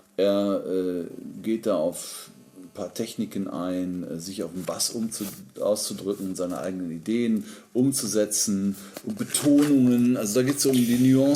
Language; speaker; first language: German; native; German